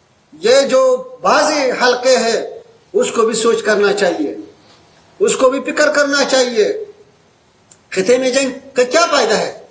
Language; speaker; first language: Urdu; non-native, fluent; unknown